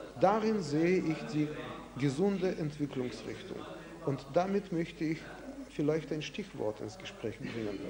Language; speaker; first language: German; non-native, fluent; Russian